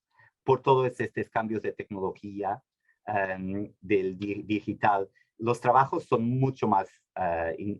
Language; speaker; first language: Spanish; non-native, fluent; Portuguese